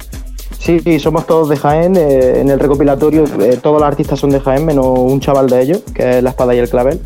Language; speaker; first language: Spanish; native; Spanish